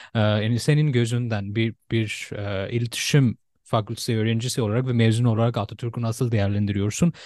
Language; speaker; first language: Turkish; non-native, fluent; Bangla